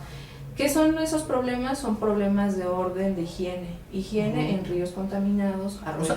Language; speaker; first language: Spanish; native; Spanish